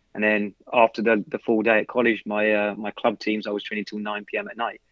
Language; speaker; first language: English; native; English